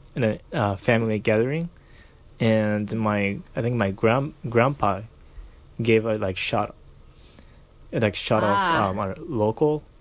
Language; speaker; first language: English; non-native, fluent; Japanese